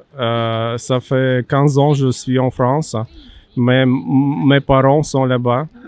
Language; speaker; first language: French; non-native, learner; Ukrainian